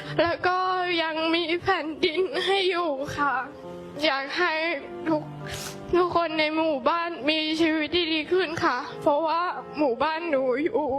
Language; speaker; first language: Thai; non-native, local second language; Hmong